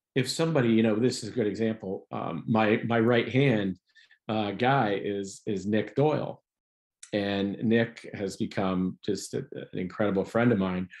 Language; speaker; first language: English; native; English